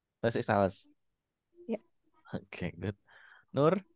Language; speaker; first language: German; non-native, fluent; Indonesian